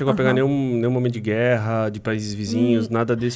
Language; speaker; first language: Portuguese; native; Portuguese